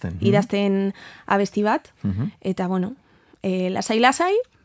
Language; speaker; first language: Basque; non-native, learner; Spanish